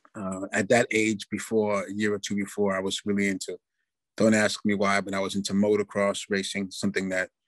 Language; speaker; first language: English; native; English